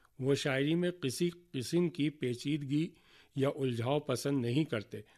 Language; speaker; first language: Urdu; native; Urdu